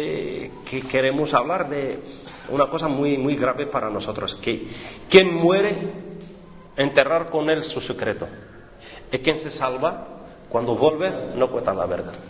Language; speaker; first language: Spanish; non-native, fluent; Arabic